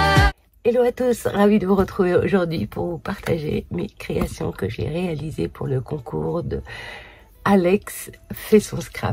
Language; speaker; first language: French; native; French